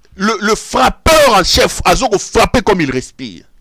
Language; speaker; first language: French; non-native, local second language; Lingala